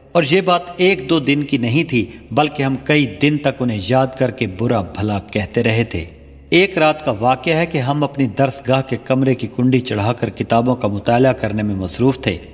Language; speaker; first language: Urdu; non-native, local second language; Saraiki